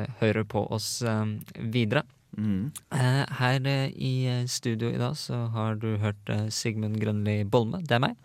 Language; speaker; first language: Norwegian; native; Norwegian